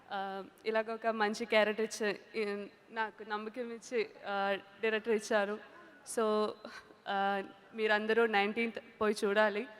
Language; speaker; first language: Telugu; non-native, learner; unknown